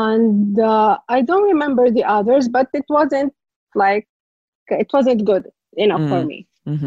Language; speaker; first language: English; non-native, fluent; Arabic